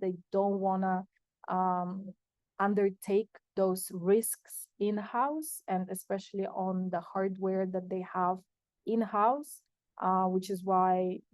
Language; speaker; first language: English; non-native, fluent; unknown